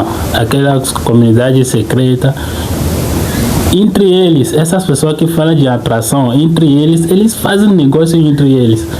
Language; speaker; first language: Portuguese; non-native, fluent; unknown